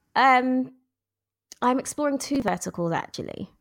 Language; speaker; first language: English; native; English